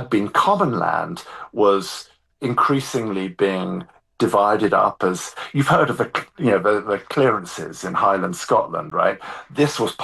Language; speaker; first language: English; native; English